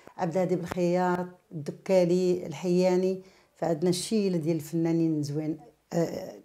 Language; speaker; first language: Arabic; native; Arabic